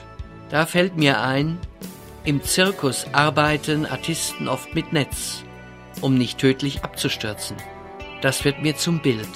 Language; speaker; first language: German; native; German